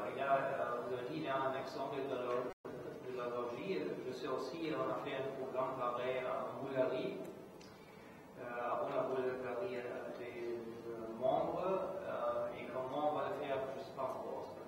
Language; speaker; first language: French; non-native, fluent; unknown